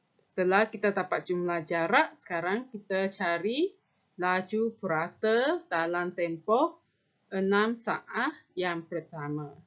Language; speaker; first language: Malay; non-native, local second language; Chinese